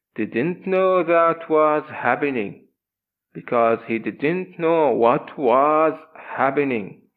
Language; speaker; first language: English; non-native, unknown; Arabic